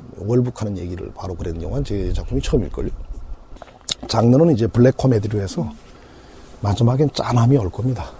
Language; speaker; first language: Korean; native; Korean